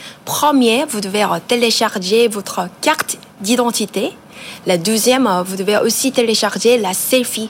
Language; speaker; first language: French; non-native, learner; Korean